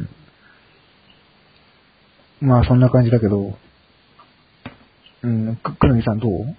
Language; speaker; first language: Japanese; native; Japanese